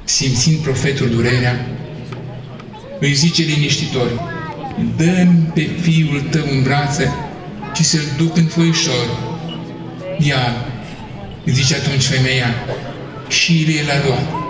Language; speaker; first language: Romanian; native; Romanian